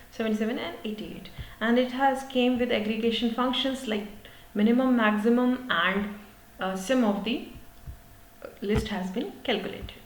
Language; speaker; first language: English; non-native, local second language; Hindi